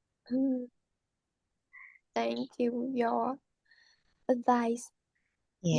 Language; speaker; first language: English; non-native, learner; Vietnamese